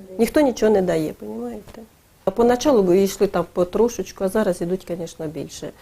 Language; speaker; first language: Ukrainian; native; Ukrainian